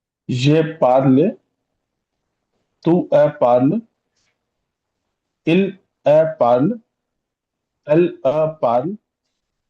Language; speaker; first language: French; non-native, learner; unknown